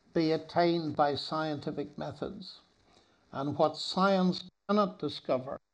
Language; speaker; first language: English; native; English